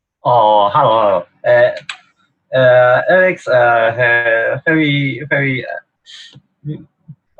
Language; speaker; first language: English; non-native, learner; Cantonese